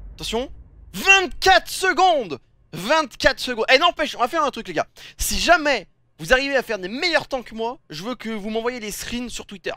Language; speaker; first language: French; native; French